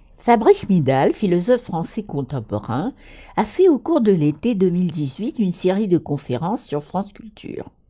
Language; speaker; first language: French; non-native, fluent; Russian